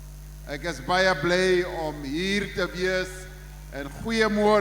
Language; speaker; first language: Afrikaans; non-native, local second language; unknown